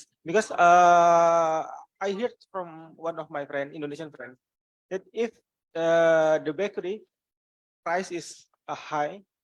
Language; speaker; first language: English; non-native, learner; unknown